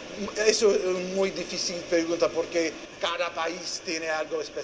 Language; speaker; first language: Spanish; non-native, learner; English